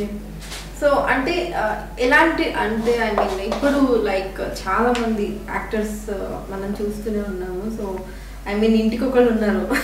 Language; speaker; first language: Telugu; native; Telugu